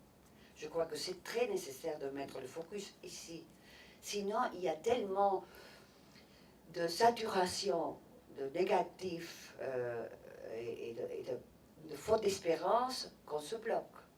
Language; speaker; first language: French; non-native, fluent; Catalan